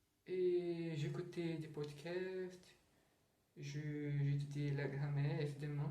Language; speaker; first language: French; non-native, learner; Portuguese